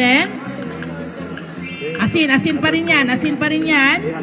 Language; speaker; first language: Filipino; native; Filipino